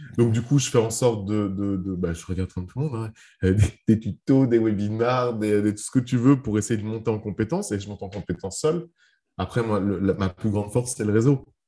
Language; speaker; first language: French; early bilingual, other home language; Arabic